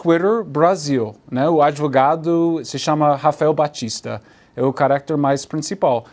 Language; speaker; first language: Portuguese; non-native, learner; English